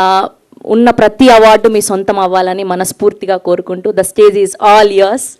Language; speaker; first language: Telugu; native; Telugu